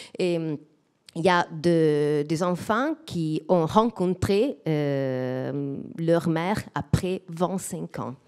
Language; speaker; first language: French; non-native, fluent; Italian